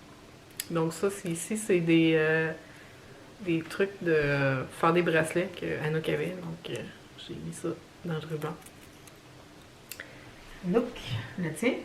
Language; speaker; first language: French; native; French